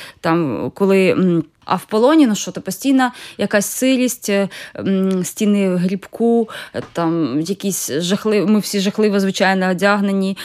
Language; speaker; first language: Ukrainian; native; Ukrainian